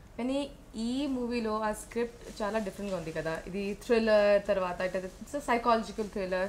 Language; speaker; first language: Telugu; non-native, learner; Malayalam